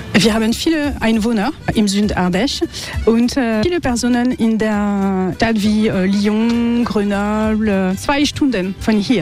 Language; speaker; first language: German; non-native, learner; French